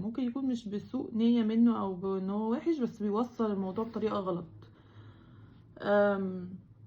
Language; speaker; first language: Arabic; native; Arabic